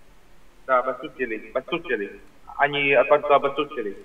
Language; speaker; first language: Russian; non-native, learner; Vietnamese